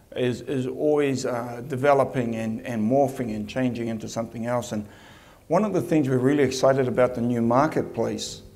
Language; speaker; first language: English; native; English